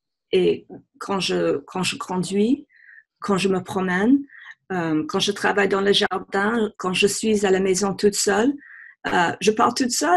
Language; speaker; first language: French; non-native, fluent; English